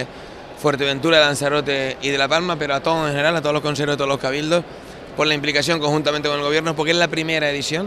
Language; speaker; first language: Spanish; native; Spanish